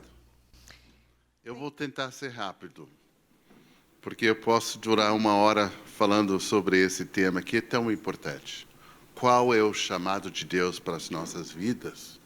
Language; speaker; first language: Portuguese; non-native, fluent; English